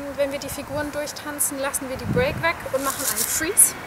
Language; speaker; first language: German; native; German